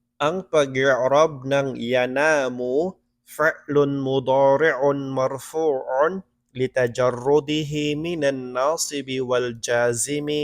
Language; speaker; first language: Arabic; non-native, fluent; Filipino